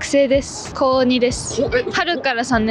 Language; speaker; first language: Japanese; native; Japanese